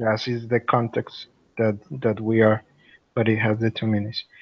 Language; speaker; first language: English; non-native, learner; Spanish